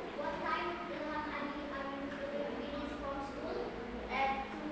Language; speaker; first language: English; non-native, learner; Indonesian